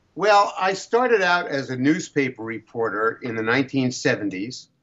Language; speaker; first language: English; native; English